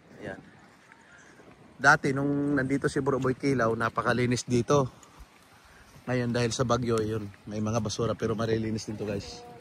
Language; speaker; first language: Filipino; native; Filipino